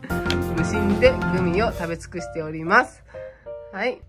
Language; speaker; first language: Japanese; native; Japanese